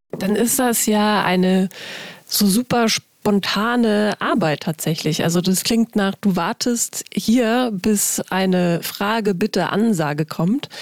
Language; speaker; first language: German; native; German